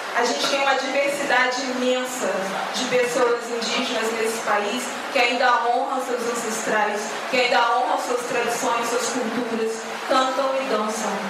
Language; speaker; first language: Portuguese; native; Portuguese